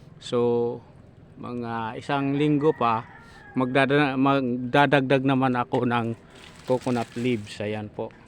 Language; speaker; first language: Filipino; non-native, local second language; Waray